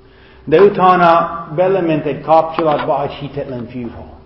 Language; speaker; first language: Hungarian; non-native, fluent; English